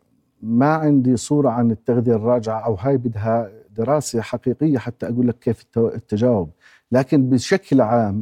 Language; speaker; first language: Arabic; native; Arabic